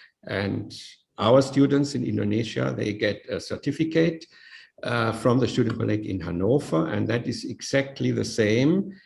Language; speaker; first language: English; non-native, fluent; Indonesian